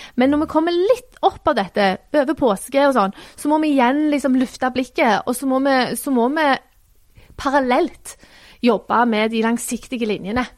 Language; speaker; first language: Norwegian; native; Norwegian